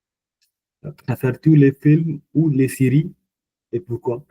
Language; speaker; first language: French; non-native, fluent; Hindi